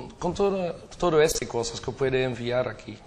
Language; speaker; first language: Spanish; non-native, learner; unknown